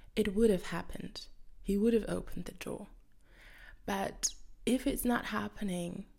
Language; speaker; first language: English; non-native, fluent; German